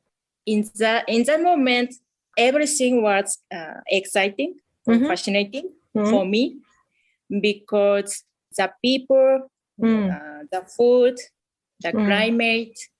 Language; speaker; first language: English; non-native, fluent; Japanese